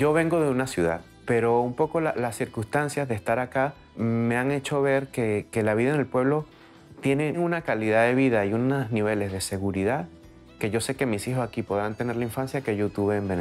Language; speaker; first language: Spanish; native; Spanish